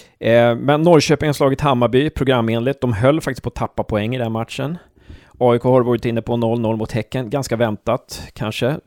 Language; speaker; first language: Swedish; native; Swedish